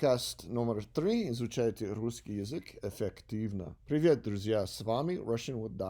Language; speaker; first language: Russian; non-native, learner; English